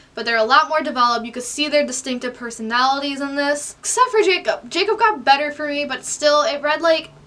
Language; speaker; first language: English; native; English